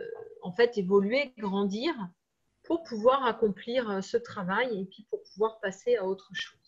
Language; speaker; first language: French; native; French